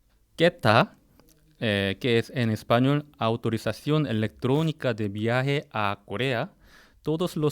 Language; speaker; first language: Spanish; non-native, fluent; Korean